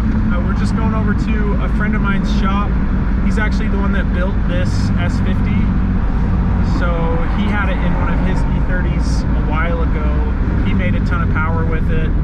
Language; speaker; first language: English; native; English